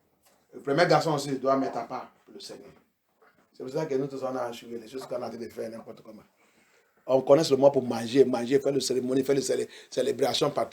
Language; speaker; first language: French; non-native, learner; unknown